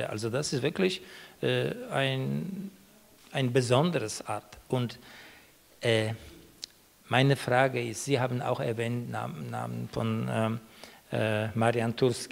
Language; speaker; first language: German; non-native, fluent; Polish